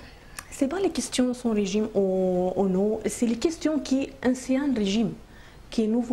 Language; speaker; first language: French; non-native, learner; Arabic